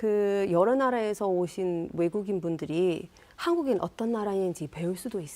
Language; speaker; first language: Korean; non-native, fluent; English